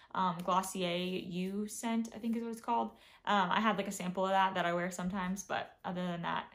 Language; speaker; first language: English; native; English